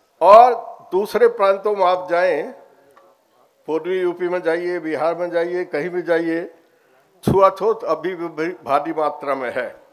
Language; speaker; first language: Hindi; native; Hindi